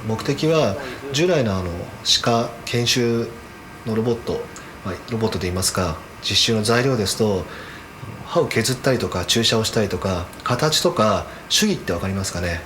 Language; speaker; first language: Japanese; native; Japanese